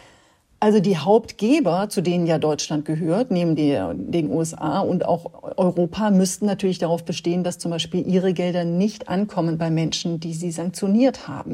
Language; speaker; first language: German; native; German